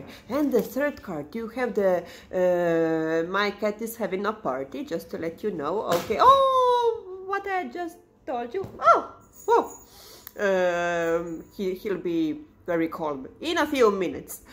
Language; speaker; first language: English; non-native, fluent; Serbian